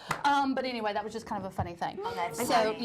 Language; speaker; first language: English; native; English